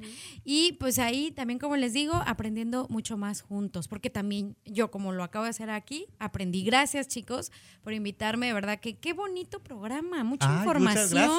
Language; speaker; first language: Spanish; native; Spanish